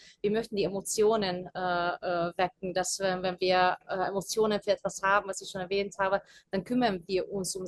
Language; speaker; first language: German; non-native, fluent; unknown